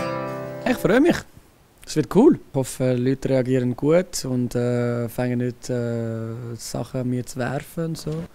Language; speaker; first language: German; non-native, local second language; French